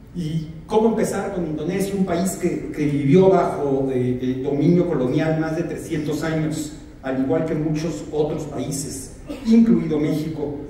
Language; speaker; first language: Spanish; native; Spanish